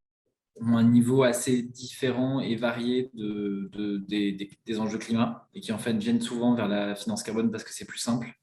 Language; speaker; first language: French; native; French